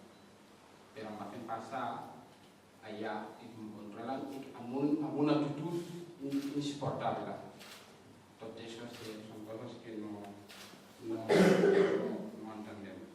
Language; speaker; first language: Catalan; non-native, fluent; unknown